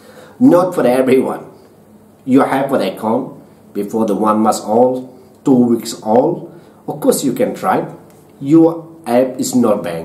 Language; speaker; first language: English; non-native, learner; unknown